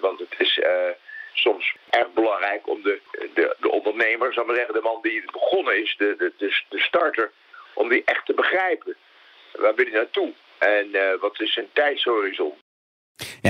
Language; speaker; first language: Dutch; native; Dutch